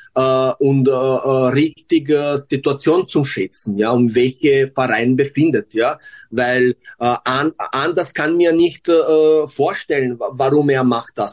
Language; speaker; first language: German; non-native, learner; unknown